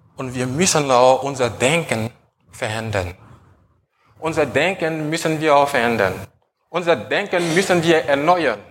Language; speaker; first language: German; non-native, fluent; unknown